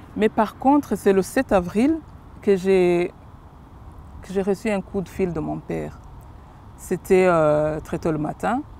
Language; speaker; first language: French; non-native, local second language; Kinyarwanda